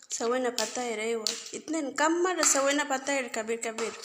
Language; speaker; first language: Arabic; non-native, learner; Bangla